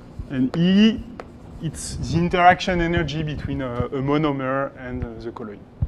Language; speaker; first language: English; non-native, fluent; French